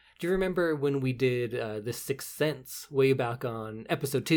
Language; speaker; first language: English; native; English